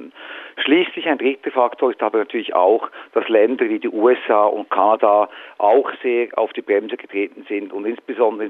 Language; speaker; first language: German; native; German